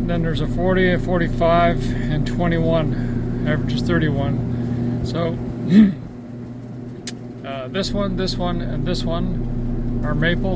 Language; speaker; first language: English; native; English